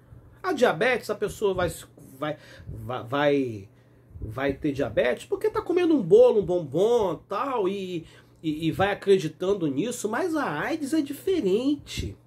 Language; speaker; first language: Portuguese; native; Portuguese